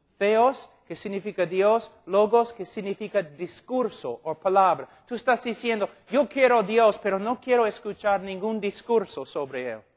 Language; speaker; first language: Spanish; non-native, fluent; English